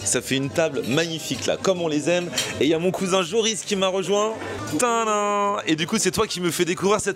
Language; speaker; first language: French; native; French